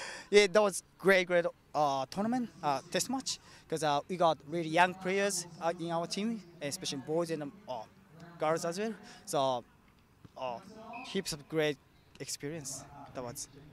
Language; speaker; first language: English; non-native, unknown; Japanese